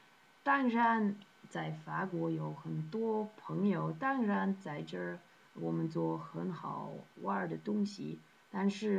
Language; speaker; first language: Chinese; non-native, learner; Dutch